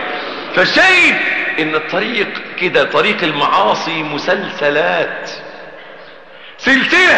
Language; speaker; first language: Arabic; native; Arabic